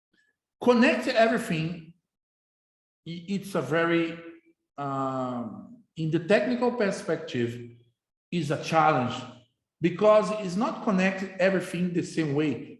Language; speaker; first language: English; non-native, fluent; Portuguese